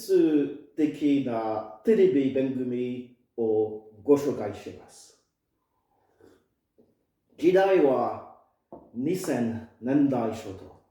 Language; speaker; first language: Japanese; non-native, fluent; French